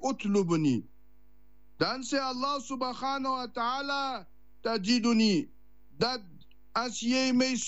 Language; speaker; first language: Dutch; non-native, learner; Afrikaans